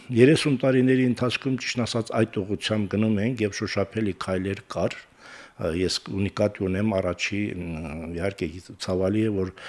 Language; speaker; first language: Armenian; native; Armenian